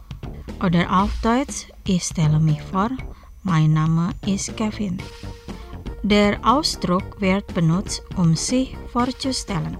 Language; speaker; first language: German; non-native, fluent; Indonesian